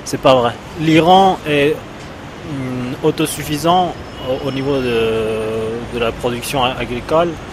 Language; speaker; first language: French; non-native, fluent; Persian